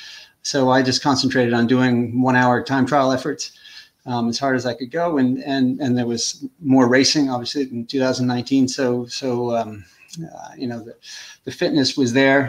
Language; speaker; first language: English; native; English